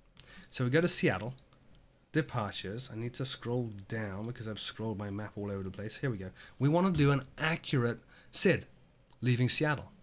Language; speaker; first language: English; native; English